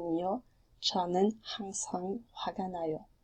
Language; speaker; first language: Korean; non-native, fluent; French